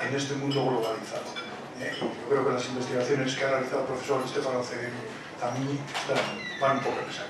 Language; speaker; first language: Spanish; native; Spanish